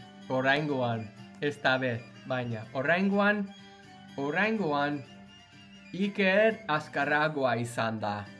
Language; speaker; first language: Basque; non-native, learner; English